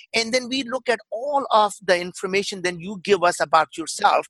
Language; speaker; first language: English; non-native, local second language; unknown